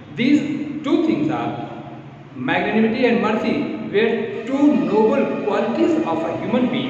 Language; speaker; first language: English; non-native, local second language; Hindi